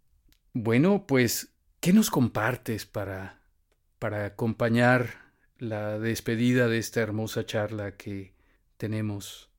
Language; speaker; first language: Spanish; native; Spanish